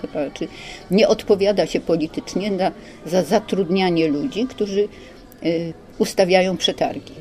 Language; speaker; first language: Polish; native; Polish